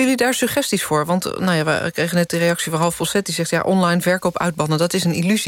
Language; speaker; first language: Dutch; native; Dutch